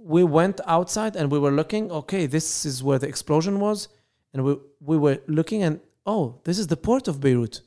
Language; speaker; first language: English; non-native, fluent; Arabic